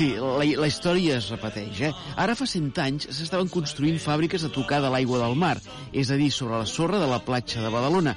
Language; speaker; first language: Catalan; native; Catalan